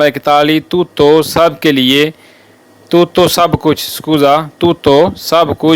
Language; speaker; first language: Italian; non-native, fluent; Urdu